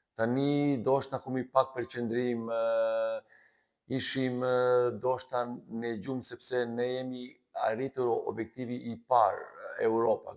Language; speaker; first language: Albanian; non-native, fluent; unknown